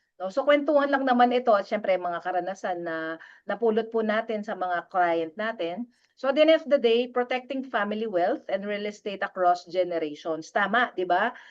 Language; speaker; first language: Filipino; non-native, local second language; Pampanga